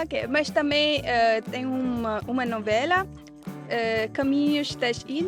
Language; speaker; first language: Portuguese; non-native, learner; Hindi